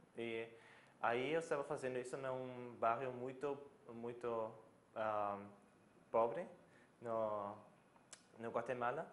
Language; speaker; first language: Portuguese; non-native, fluent; German